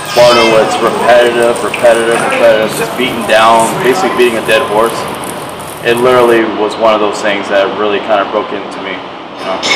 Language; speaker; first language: English; native; English